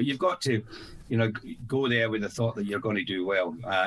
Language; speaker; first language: English; native; English